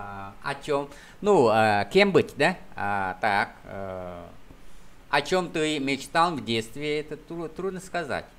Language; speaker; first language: Russian; non-native, fluent; Vietnamese